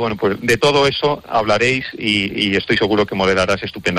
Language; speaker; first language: Spanish; native; Spanish